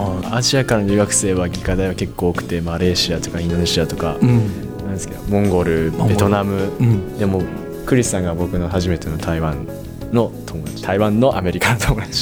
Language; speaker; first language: Japanese; native; Japanese